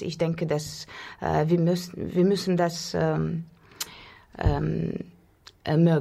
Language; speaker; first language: German; non-native, learner; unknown